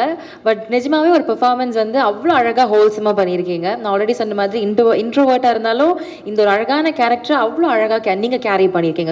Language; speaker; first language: Tamil; native; Tamil